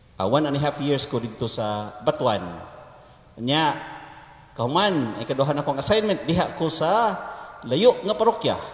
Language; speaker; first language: Cebuano; native; Cebuano